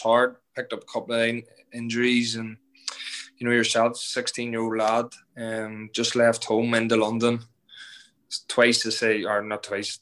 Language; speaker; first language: English; native; English